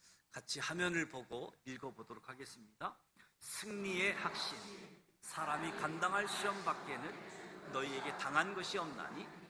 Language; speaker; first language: Korean; native; Korean